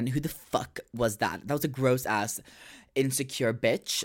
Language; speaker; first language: English; non-native, fluent; Swedish